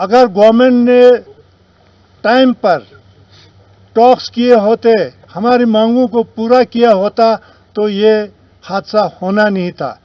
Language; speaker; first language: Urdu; non-native, local second language; Ladakhi